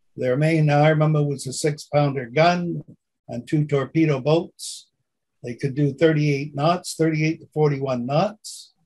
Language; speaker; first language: English; native; English